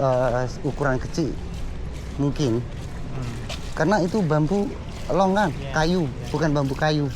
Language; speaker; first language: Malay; non-native, local second language; Indonesian